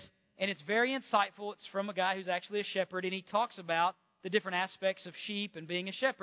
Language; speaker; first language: English; native; English